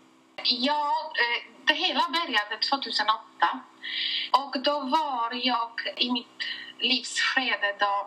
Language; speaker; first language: Swedish; non-native, fluent; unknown